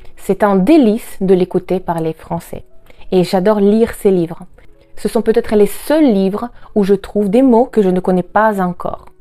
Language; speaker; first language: French; non-native, fluent; Russian